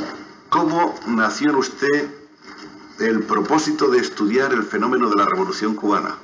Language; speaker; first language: Spanish; native; Spanish